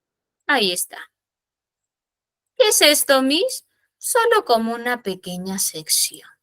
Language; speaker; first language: Spanish; native; Spanish